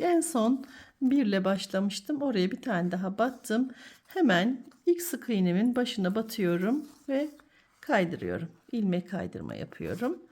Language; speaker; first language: Turkish; native; Turkish